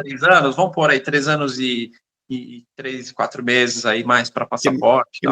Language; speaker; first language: Portuguese; native; Portuguese